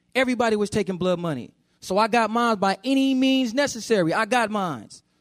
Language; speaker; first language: English; native; English